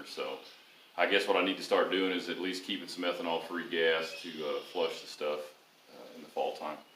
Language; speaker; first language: English; native; English